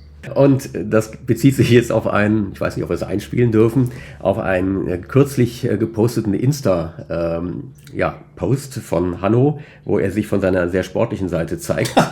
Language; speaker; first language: German; native; German